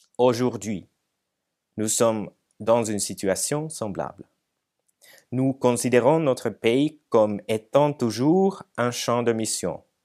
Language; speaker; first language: French; non-native, fluent; Finnish